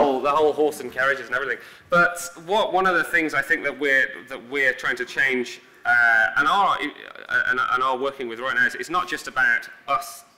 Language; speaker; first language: English; native; English